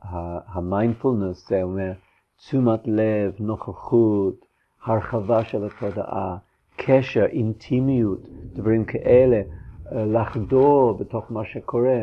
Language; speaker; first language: Hebrew; non-native, fluent; English